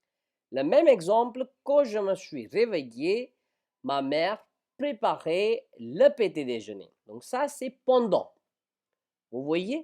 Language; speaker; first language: French; non-native, fluent; Hindi